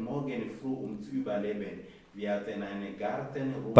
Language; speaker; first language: German; non-native, fluent; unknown